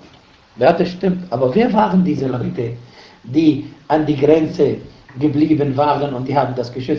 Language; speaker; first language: German; non-native, fluent; Arabic